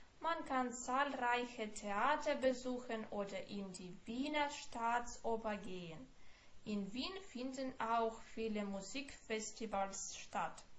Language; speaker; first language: German; non-native, fluent; Ukrainian